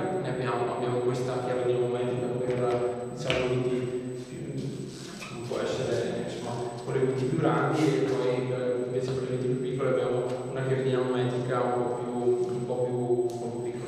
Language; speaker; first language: Italian; native; Italian